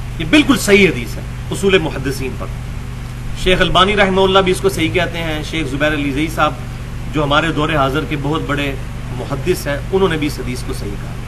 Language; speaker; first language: Urdu; non-native, local second language; Punjabi